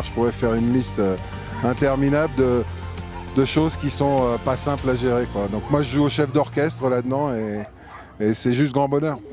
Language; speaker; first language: French; native; French